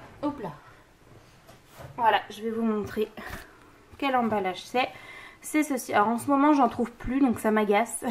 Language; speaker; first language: French; native; French